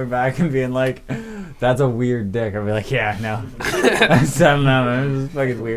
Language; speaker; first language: English; native; English